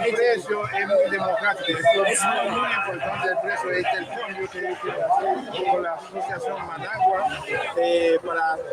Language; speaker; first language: Spanish; non-native, learner; Haitian Creole